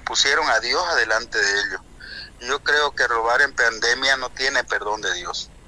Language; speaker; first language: Spanish; native; Spanish